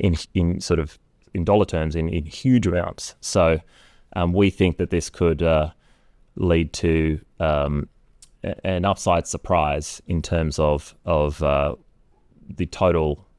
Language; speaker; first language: English; native; English